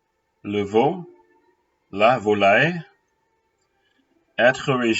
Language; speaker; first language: French; non-native, fluent; English